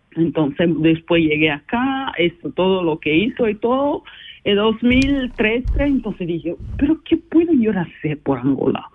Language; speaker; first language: Spanish; non-native, fluent; Portuguese